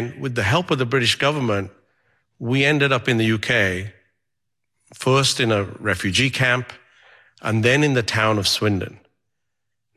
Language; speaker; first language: English; native; English